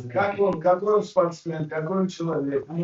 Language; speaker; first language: Russian; non-native, local second language; Uzbek